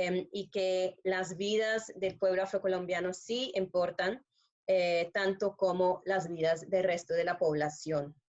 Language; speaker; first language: Spanish; non-native, fluent; English